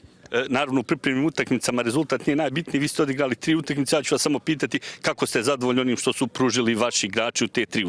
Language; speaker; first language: Bosnian; native; Bosnian